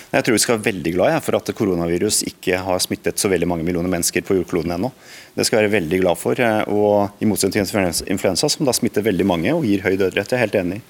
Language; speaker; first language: Norwegian; native; Norwegian